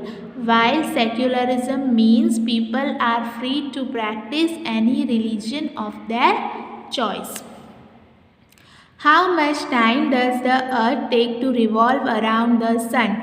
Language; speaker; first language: English; non-native, local second language; Hindi